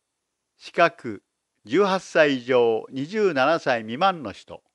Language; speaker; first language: Japanese; native; Japanese